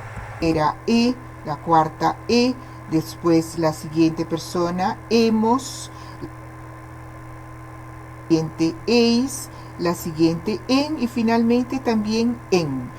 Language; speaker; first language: Spanish; non-native, fluent; Portuguese